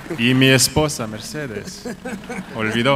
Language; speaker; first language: Spanish; non-native, learner; English